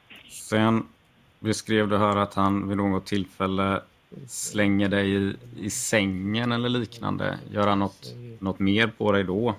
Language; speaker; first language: Swedish; native; Swedish